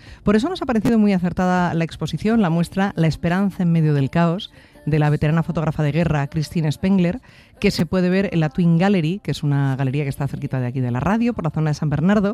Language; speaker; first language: Spanish; native; Spanish